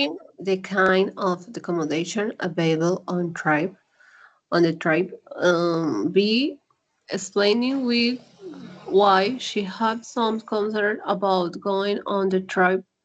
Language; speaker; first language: English; non-native, learner; Spanish